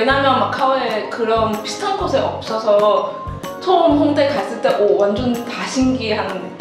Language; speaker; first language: Korean; non-native, learner; Cantonese